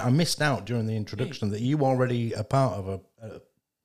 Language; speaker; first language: English; native; English